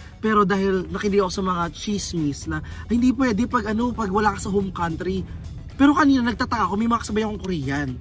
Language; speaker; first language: Filipino; native; Filipino